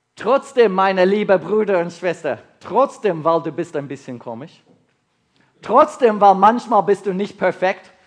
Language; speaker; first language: German; non-native, learner; English